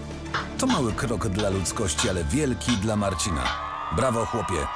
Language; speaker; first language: Polish; native; Polish